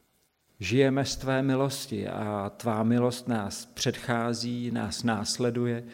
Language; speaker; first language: Czech; native; Czech